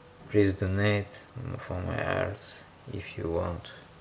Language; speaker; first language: English; non-native, learner; Russian